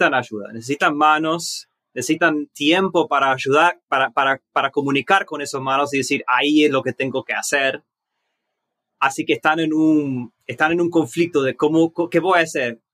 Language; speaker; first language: Spanish; early bilingual, heritage; Spanish